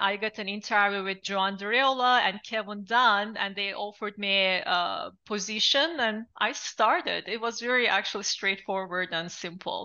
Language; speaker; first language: English; non-native, fluent; Turkish